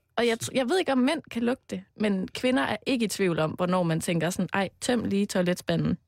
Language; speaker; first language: Danish; native; Danish